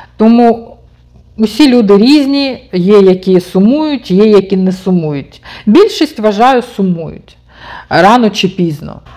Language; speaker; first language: Ukrainian; non-native, local second language; Russian